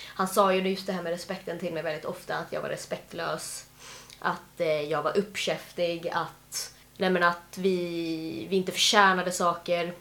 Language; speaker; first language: Swedish; native; Swedish